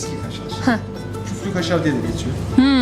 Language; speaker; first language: Turkish; native; Turkish